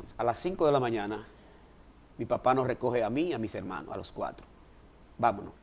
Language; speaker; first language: Spanish; native; Spanish